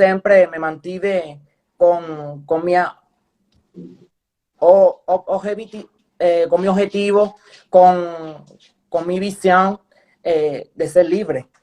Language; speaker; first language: Portuguese; non-native, fluent; Spanish